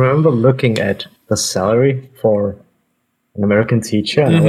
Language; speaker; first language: English; non-native, fluent; Danish